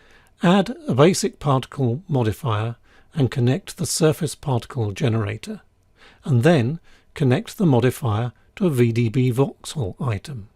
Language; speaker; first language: English; native; English